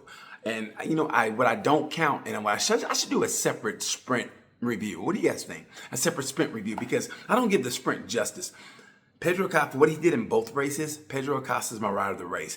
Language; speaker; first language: English; native; English